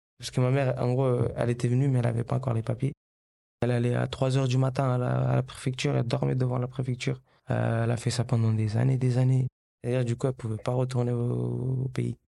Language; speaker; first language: French; early bilingual, other home language; Kabuverdianu